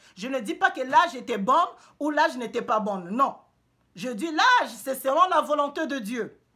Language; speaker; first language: French; non-native, local second language; Lingala